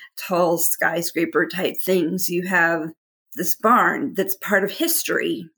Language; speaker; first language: English; native; English